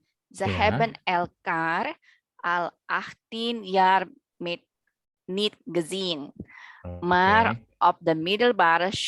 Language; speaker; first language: Dutch; non-native, learner; Indonesian